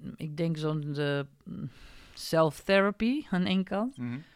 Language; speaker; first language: Dutch; non-native, fluent; Macedonian